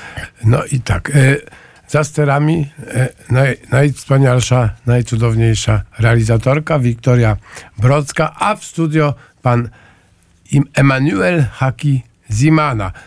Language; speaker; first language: Polish; native; Polish